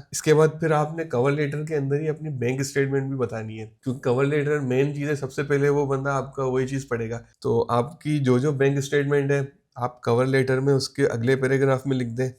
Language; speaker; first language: Urdu; native; Urdu